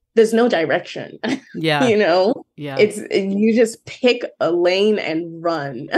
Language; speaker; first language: English; non-native, local second language; Yoruba